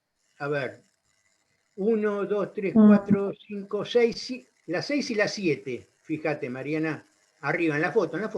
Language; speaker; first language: Spanish; native; Spanish